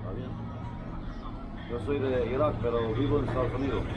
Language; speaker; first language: Spanish; non-native, learner; Arabic